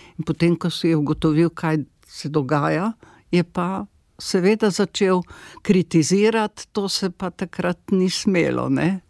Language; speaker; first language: Slovenian; native; Slovenian